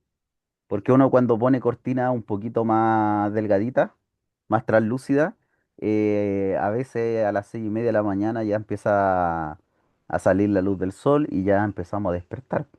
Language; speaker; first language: Spanish; native; Spanish